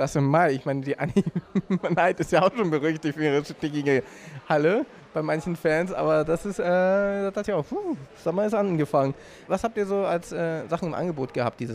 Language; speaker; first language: German; native; German